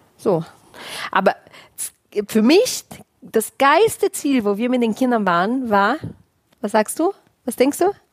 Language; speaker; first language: German; non-native, fluent; Portuguese